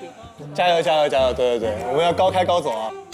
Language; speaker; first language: Chinese; native; Chinese